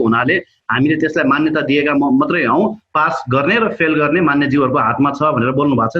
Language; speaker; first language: Nepali; native; Nepali